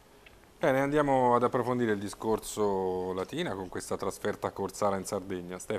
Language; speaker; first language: Italian; native; Italian